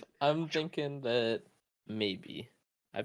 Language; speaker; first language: English; native; English